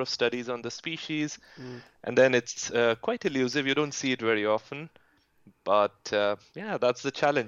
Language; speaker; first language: English; non-native, local second language; Hindi